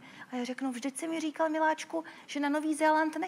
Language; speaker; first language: Czech; native; Czech